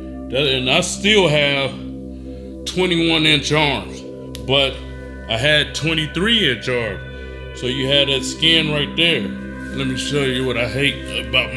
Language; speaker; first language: English; native; English